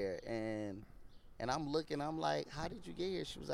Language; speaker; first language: English; non-native, local second language; Yoruba